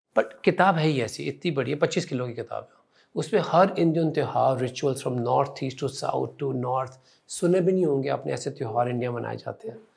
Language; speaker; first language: Hindi; non-native, local second language; Punjabi